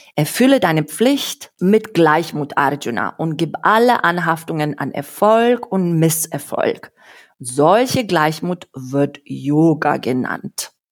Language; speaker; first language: German; non-native, fluent; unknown